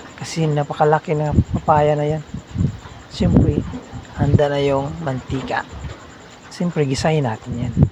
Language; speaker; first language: Filipino; non-native, local second language; Cebuano